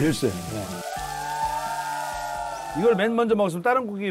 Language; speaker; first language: Korean; native; Korean